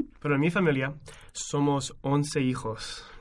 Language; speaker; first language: Spanish; non-native, fluent; English